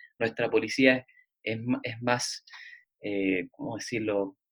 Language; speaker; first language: Spanish; native; Spanish